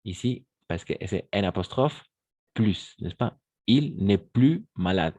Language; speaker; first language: French; non-native, fluent; Spanish